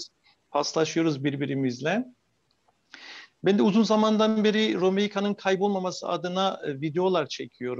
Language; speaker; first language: Turkish; native; Turkish